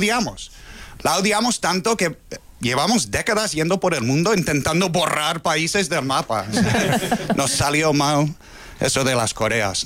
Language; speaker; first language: Spanish; non-native, fluent; English